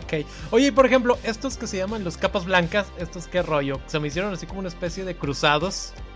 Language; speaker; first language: Spanish; native; Spanish